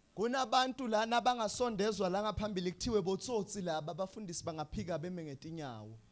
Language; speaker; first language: Zulu; non-native, local second language; Swati